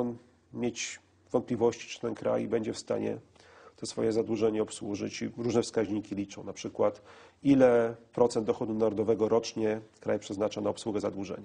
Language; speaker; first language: Polish; native; Polish